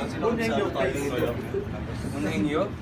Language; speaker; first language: Korean; non-native, learner; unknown